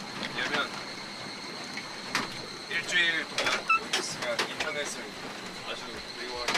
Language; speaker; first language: Korean; early bilingual, heritage; Korean